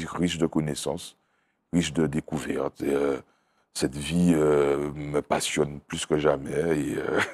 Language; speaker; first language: French; native; French